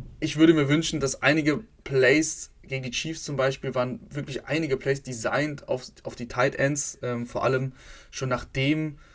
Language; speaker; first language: German; native; German